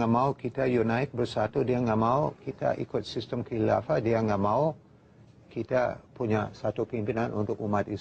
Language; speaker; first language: Indonesian; non-native, learner; English